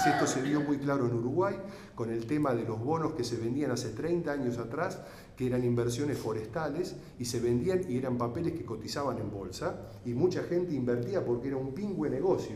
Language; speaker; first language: Spanish; native; Spanish